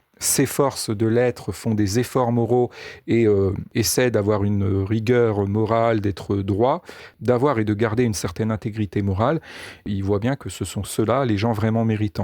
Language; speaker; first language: French; native; French